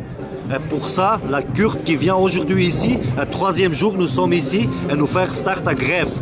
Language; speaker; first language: French; non-native, learner; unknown